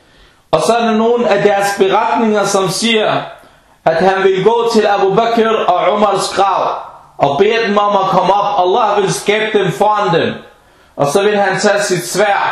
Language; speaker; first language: Danish; early bilingual, other home language; Arabic